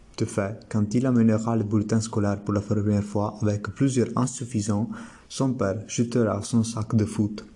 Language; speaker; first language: French; non-native, learner; Italian